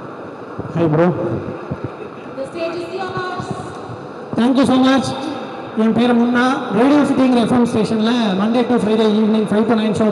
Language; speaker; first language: Tamil; native; Tamil